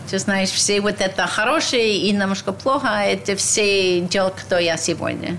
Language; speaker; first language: Russian; non-native, learner; English